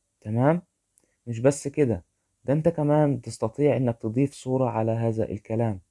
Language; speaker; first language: Arabic; native; Arabic